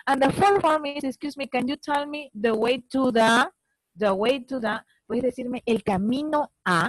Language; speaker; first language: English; non-native, learner; Spanish